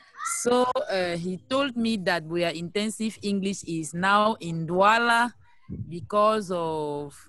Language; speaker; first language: English; non-native, learner; French